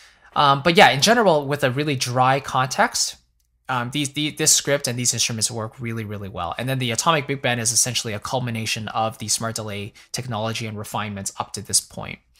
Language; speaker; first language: English; native; English